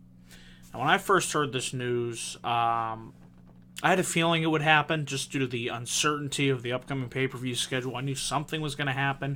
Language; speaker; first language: English; native; English